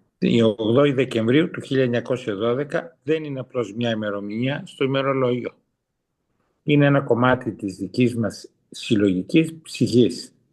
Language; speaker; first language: Greek; early bilingual, heritage; Greek